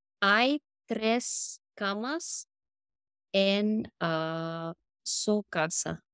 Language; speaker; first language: Spanish; non-native, learner; English